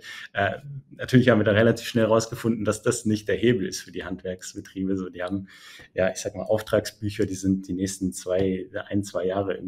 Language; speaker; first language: German; native; German